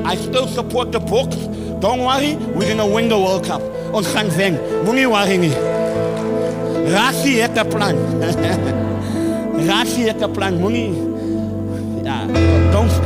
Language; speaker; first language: English; native; English